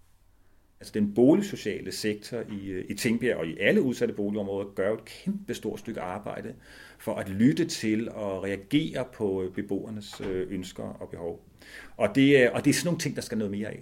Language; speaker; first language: Danish; native; Danish